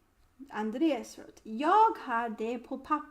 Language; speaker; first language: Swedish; non-native, learner; English